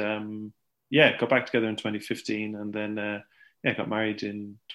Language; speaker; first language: English; native; English